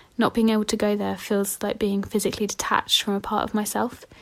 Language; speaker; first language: English; native; English